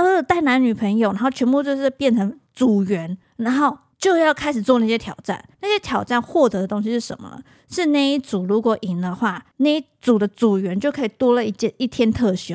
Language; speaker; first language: Chinese; native; Chinese